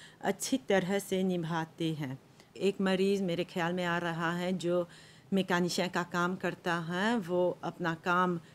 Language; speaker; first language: Hindi; non-native, local second language; Morisyen